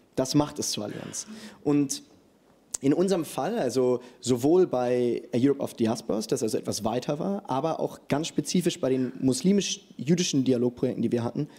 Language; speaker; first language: German; native; German